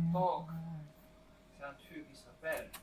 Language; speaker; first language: French; non-native, learner; Chinese